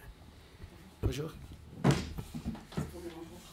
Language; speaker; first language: French; non-native, learner; Portuguese